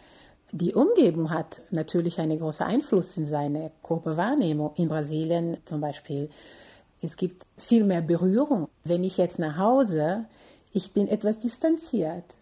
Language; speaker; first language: German; non-native, fluent; Portuguese